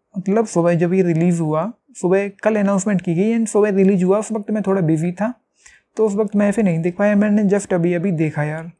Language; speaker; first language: Hindi; native; Hindi